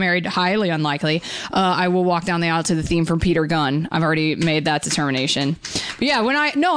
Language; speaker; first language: English; native; English